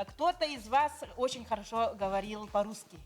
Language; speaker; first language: Russian; non-native, local second language; Yakut